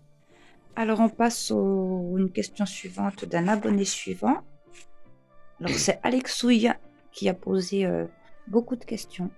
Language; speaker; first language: French; native; French